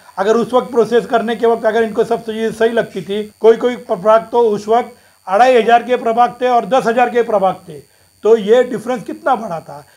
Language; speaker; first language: Hindi; non-native, local second language; Marathi